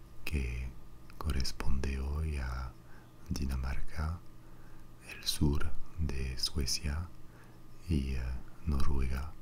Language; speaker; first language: Spanish; non-native, fluent; French